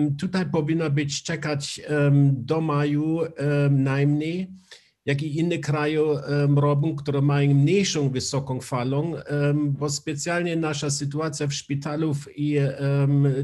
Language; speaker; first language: Polish; non-native, learner; German